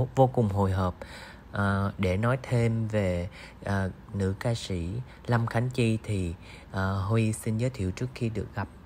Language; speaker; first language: Vietnamese; native; Vietnamese